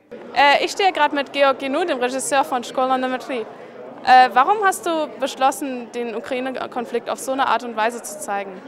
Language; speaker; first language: German; native; German